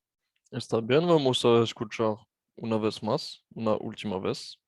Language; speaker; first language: Spanish; non-native, fluent; French